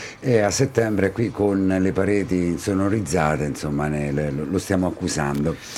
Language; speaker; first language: Italian; native; Italian